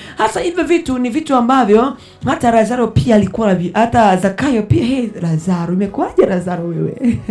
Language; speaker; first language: Swahili; non-native, local second language; Rundi